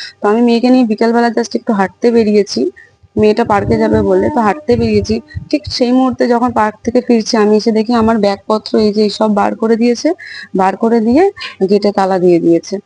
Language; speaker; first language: Bangla; native; Bangla